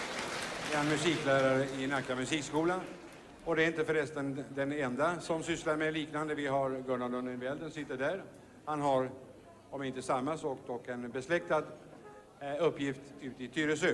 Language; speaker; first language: Swedish; native; Swedish